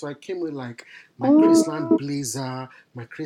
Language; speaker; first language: English; non-native, local second language; Yoruba